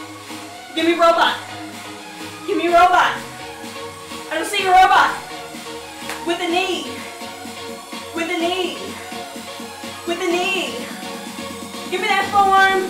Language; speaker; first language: English; native; English